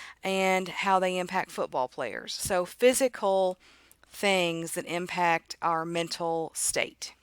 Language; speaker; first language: English; native; English